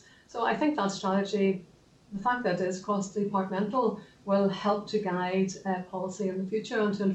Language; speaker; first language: English; native; English